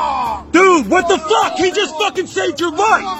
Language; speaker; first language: English; native; English